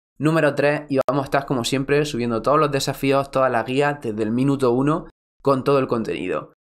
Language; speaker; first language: Spanish; native; Spanish